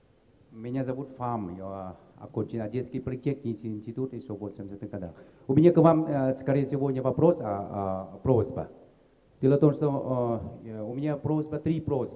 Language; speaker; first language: Russian; non-native, fluent; Vietnamese